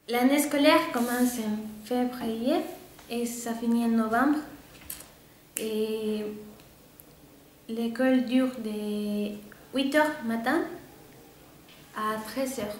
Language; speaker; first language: French; non-native, fluent; Spanish